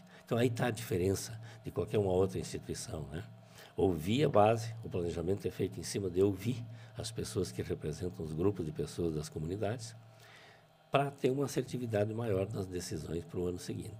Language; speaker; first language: Portuguese; native; Portuguese